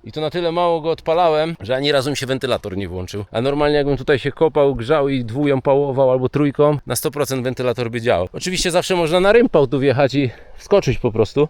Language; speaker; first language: Polish; native; Polish